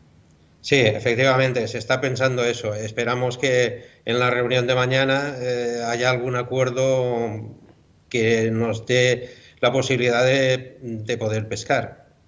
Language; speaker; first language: Spanish; native; Spanish